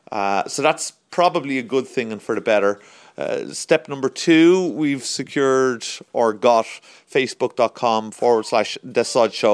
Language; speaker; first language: English; native; English